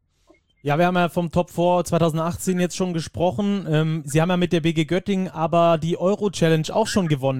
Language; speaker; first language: German; native; German